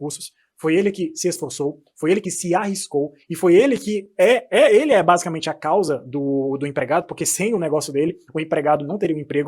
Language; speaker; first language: Portuguese; native; Portuguese